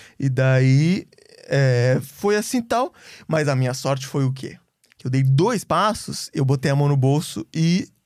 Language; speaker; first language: Portuguese; native; Portuguese